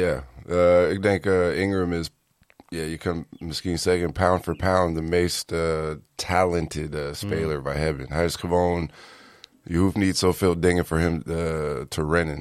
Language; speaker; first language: Dutch; non-native, learner; English